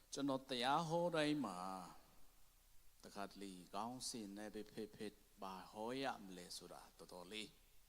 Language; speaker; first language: Burmese; non-native, local second language; Tedim Chin